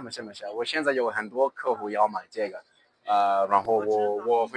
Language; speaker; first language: Chinese; non-native, learner; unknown